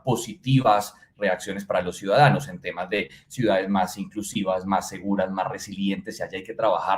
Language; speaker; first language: Spanish; native; Spanish